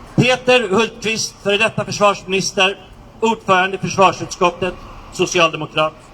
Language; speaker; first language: Swedish; native; Swedish